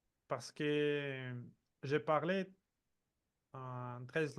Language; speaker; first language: French; non-native, fluent; Portuguese